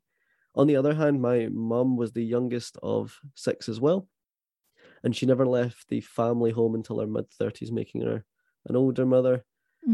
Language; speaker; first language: English; native; English